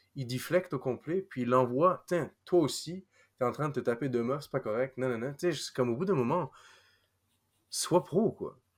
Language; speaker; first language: French; non-native, fluent; English